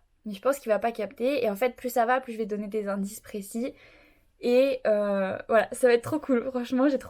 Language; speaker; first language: French; native; French